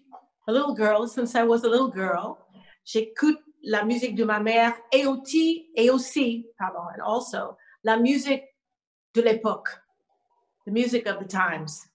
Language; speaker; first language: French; non-native, learner; English